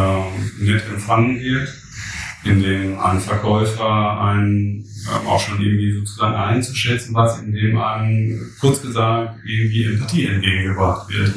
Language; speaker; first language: German; native; German